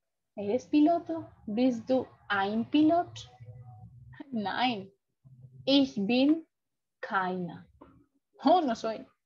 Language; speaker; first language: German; non-native, fluent; Spanish